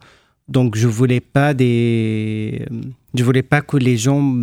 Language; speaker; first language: French; non-native, fluent; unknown